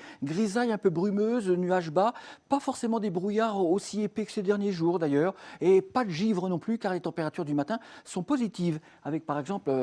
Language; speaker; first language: French; native; French